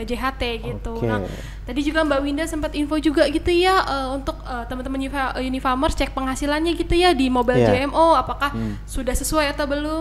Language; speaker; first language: Indonesian; native; Indonesian